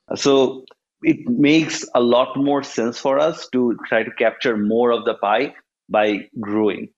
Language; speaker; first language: English; non-native, local second language; Bangla